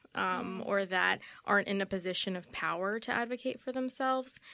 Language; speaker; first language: English; early bilingual, other home language; Spanish